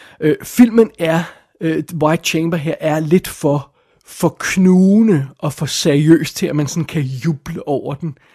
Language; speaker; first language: Danish; native; Danish